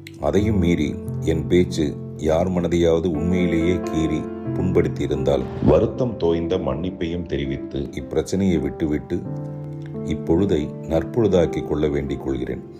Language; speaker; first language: Tamil; non-native, local second language; Telugu